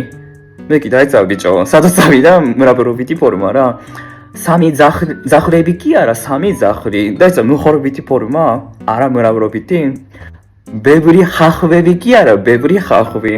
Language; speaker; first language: Georgian; non-native, fluent; Japanese